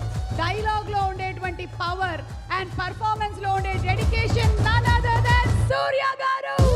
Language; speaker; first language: Telugu; native; Telugu